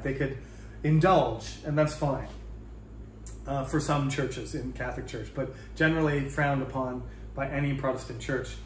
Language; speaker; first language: English; native; English